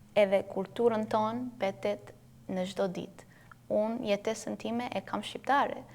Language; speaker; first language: Albanian; early bilingual, heritage; Albanian